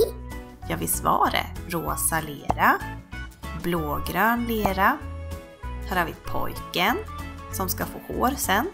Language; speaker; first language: Swedish; native; Swedish